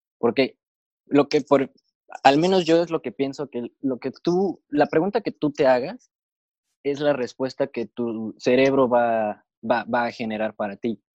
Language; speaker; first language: Spanish; native; Spanish